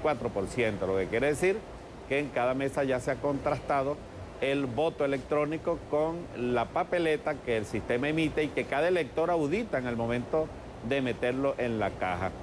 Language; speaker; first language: Spanish; native; Spanish